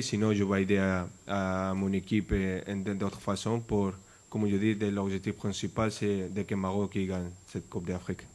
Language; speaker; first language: French; non-native, fluent; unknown